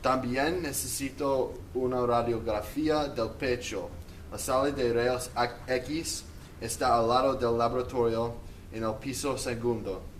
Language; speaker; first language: Spanish; non-native, learner; English